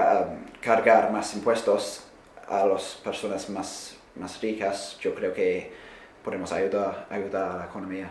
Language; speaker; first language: Spanish; non-native, fluent; English